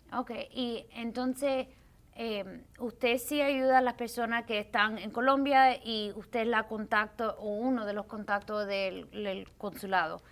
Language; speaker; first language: Spanish; early bilingual, heritage; Spanish